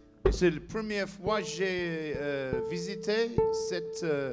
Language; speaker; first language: French; non-native, learner; English